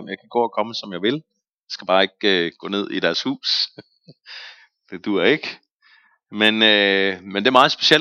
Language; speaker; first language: Danish; native; Danish